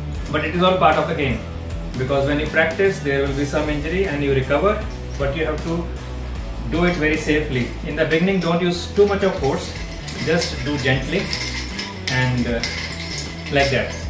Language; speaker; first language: English; non-native, local second language; Hindi